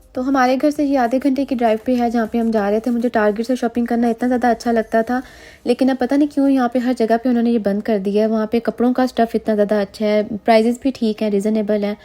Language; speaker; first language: Urdu; native; Urdu